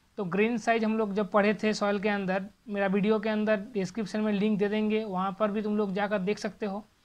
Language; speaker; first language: Hindi; non-native, local second language; Bangla